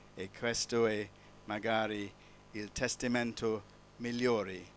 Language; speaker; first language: Italian; non-native, fluent; English